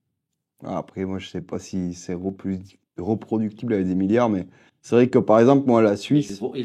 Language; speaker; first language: French; native; French